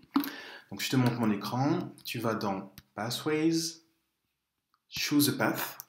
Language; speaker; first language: French; native; French